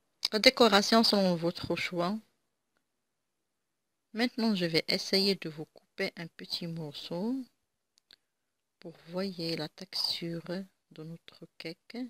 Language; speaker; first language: French; non-native, local second language; Arabic